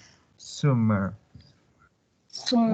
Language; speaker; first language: English; non-native, learner; Spanish